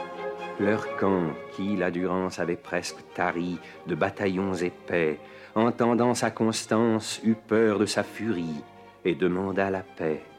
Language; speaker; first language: French; native; French